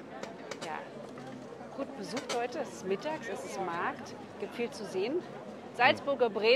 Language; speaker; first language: German; native; German